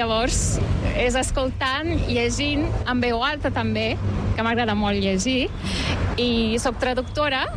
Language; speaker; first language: Catalan; non-native, fluent; Turkish